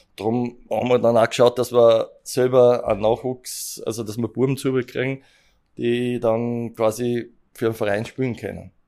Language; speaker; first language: German; native; German